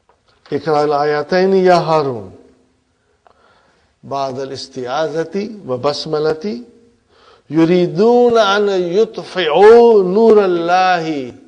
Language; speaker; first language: Arabic; non-native, fluent; English